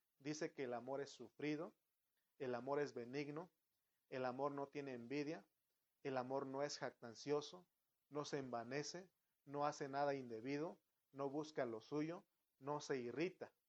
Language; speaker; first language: Spanish; native; Spanish